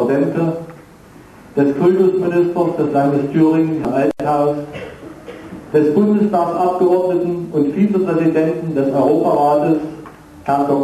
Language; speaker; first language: German; native; German